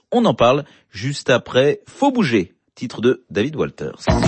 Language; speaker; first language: French; native; French